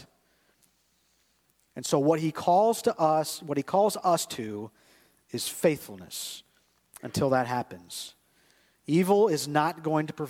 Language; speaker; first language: English; native; English